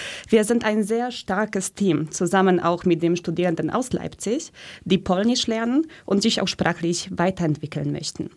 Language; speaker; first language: German; early bilingual, other home language; Polish